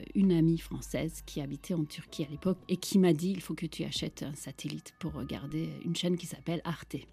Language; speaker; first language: French; non-native, fluent; Turkish